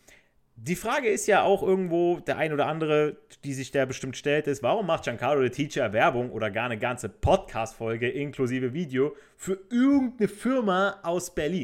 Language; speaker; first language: German; native; German